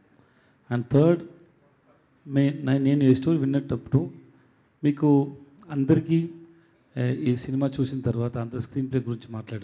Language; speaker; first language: Telugu; non-native, learner; Tamil